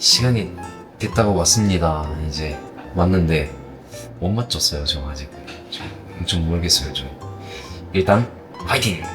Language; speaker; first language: Korean; non-native, fluent; Japanese